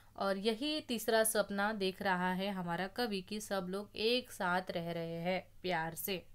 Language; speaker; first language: Hindi; non-native, local second language; Marathi